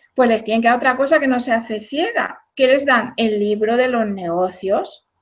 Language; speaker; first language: Spanish; native; Spanish